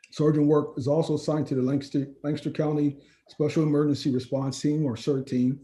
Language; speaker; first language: English; native; English